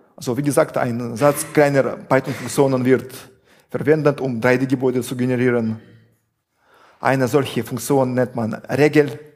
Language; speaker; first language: German; non-native, fluent; Russian